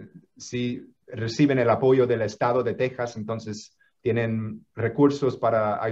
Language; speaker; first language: Spanish; non-native, fluent; English